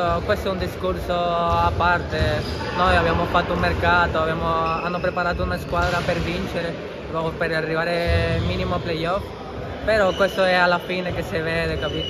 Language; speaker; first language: Italian; non-native, fluent; Spanish